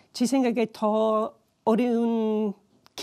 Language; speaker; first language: Korean; non-native, learner; English